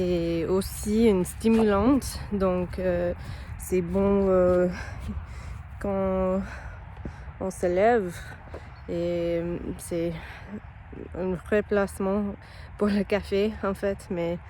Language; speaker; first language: French; non-native, learner; English